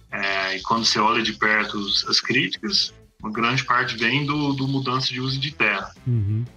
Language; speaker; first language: Portuguese; non-native, fluent; English